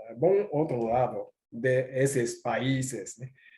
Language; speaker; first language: Portuguese; non-native, learner; Japanese